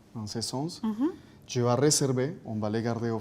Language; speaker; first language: French; non-native, fluent; Spanish